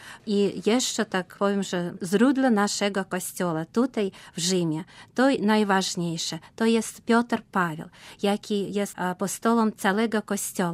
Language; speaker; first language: Polish; non-native, learner; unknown